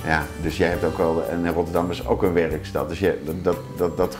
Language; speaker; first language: Dutch; native; Dutch